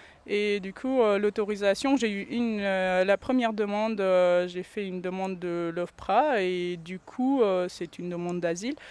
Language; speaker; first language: French; non-native, fluent; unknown